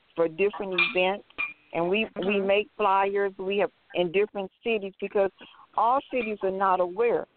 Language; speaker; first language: English; native; English